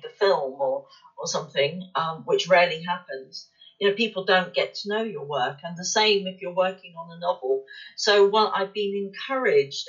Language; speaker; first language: English; native; English